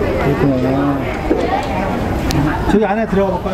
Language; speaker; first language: Korean; native; Korean